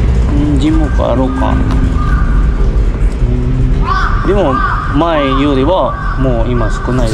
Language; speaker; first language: Japanese; non-native, learner; Filipino